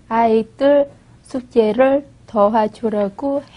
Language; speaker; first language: Korean; non-native, learner; Vietnamese